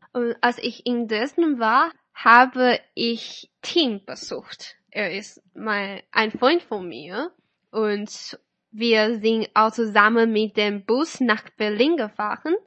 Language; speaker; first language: German; non-native, fluent; Chinese